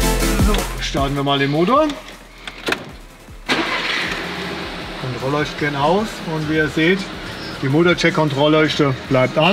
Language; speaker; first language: German; native; German